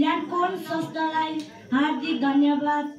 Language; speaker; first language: Nepali; native; Nepali